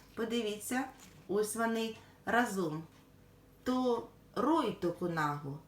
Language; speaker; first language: Ukrainian; native; Ukrainian